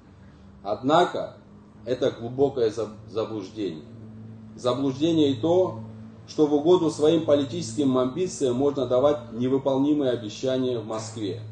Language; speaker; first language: Russian; native; Russian